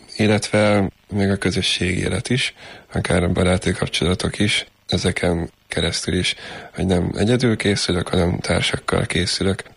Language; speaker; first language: Hungarian; native; Hungarian